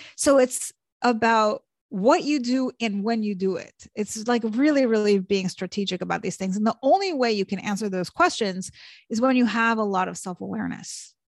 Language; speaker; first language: English; early bilingual, other home language; Hebrew